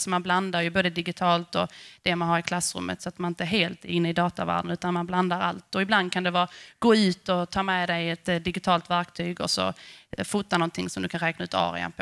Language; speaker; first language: Swedish; native; Swedish